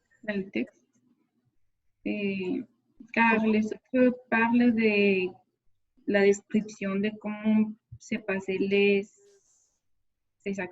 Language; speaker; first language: French; non-native, learner; Spanish